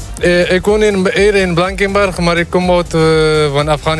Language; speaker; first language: Dutch; non-native, learner; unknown